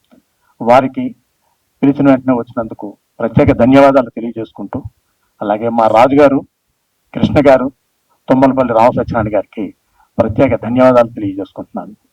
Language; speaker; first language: Telugu; native; Telugu